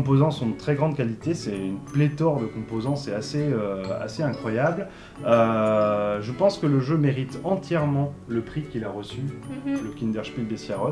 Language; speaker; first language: French; native; French